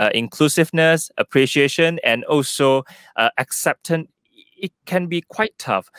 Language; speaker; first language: English; non-native, local second language; Chinese